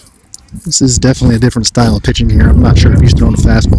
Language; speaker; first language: English; native; English